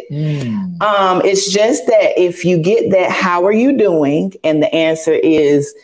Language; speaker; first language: English; native; English